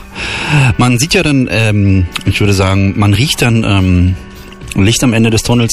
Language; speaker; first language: German; native; German